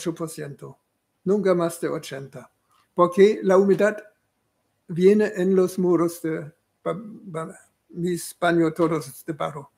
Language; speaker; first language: Spanish; non-native, fluent; German